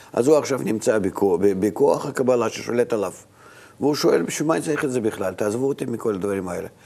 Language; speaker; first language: Hebrew; non-native, fluent; Russian